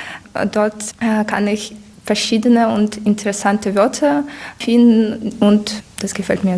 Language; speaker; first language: German; non-native, learner; Ukrainian